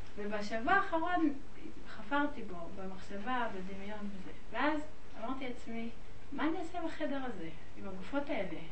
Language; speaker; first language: Hebrew; non-native, fluent; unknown